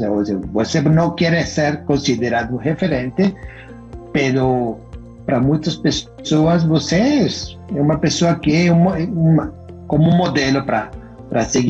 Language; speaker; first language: Portuguese; non-native, fluent; Spanish